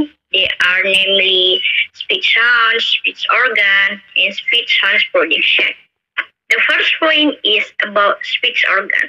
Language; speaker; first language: English; non-native, learner; Indonesian